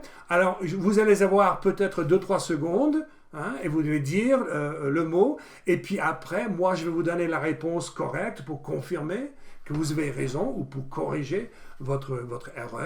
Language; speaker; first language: French; non-native, fluent; English